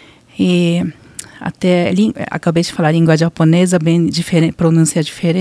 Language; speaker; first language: Portuguese; non-native, learner; Japanese